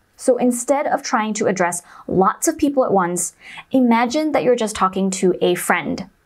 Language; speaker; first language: English; non-native, local second language; Chinese